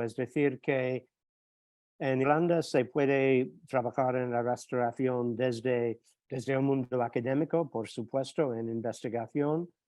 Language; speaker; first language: Spanish; non-native, fluent; English